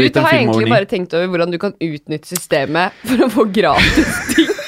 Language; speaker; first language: Norwegian; native; Norwegian